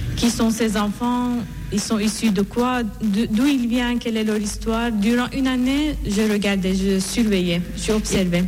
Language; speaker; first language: French; non-native, fluent; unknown